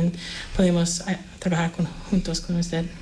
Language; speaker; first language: Spanish; non-native, fluent; English